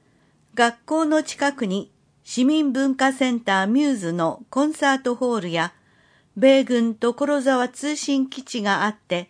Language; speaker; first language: Japanese; native; Japanese